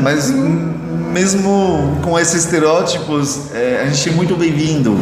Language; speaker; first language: Portuguese; non-native, fluent; French